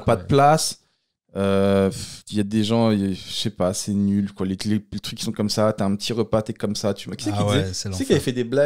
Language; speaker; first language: French; native; French